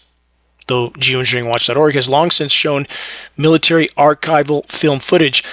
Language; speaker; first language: English; native; English